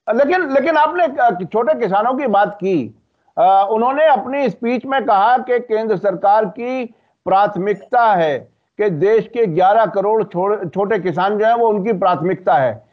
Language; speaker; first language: Hindi; native; Hindi